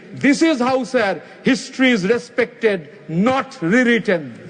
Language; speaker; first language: English; non-native, local second language; Bangla